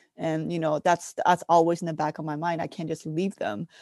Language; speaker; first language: English; early bilingual, other home language; Chinese